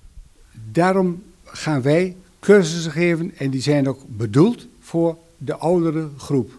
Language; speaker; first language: Dutch; native; Dutch